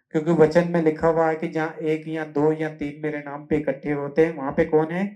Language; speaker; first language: Hindi; non-native, local second language; Telugu